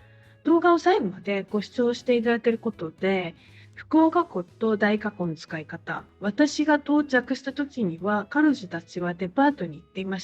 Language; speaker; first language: Japanese; native; Japanese